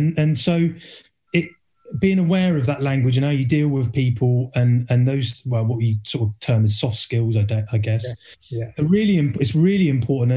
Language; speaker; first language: English; native; English